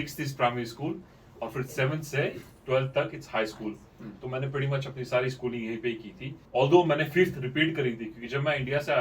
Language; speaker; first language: Hindi; native; Hindi